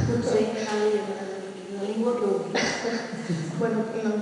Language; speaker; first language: Catalan; non-native, fluent; Spanish